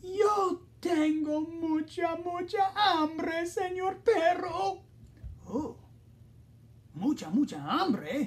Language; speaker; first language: Spanish; non-native, fluent; English